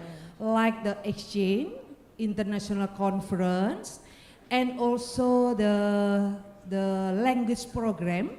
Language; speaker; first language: English; non-native, learner; Indonesian